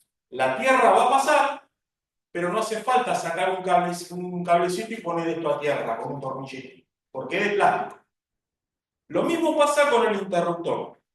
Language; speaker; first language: Spanish; native; Spanish